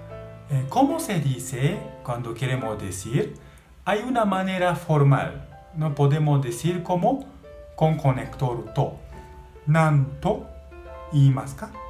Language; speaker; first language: Spanish; non-native, learner; Japanese